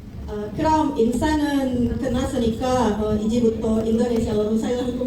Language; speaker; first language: Korean; non-native, learner; Indonesian